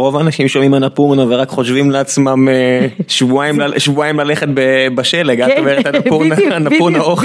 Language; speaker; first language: Hebrew; native; Hebrew